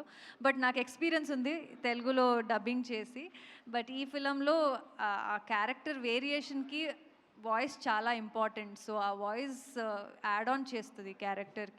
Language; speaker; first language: Telugu; non-native, local second language; Kannada